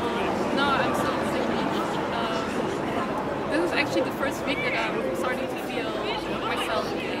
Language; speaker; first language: English; non-native, fluent; Dutch